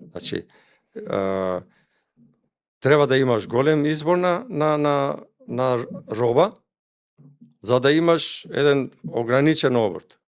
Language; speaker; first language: Macedonian; non-native, local second language; Albanian